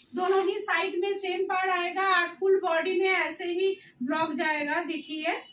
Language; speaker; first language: Hindi; non-native, local second language; Bangla